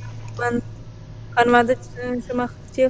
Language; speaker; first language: Persian; non-native, learner; Urdu